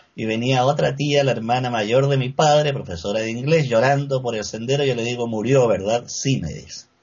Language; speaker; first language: Spanish; native; Spanish